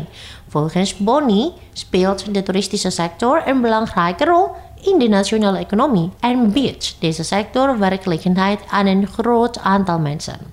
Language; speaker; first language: Dutch; non-native, fluent; Indonesian